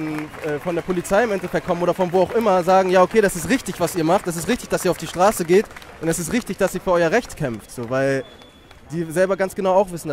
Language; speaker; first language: German; native; German